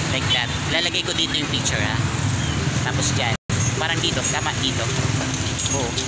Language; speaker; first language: Filipino; non-native, local second language; Waray